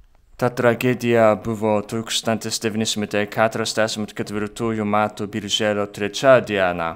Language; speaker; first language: Lithuanian; non-native, fluent; Japanese